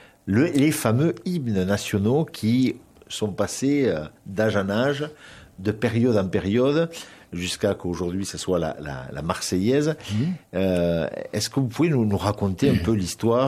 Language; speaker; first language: French; native; French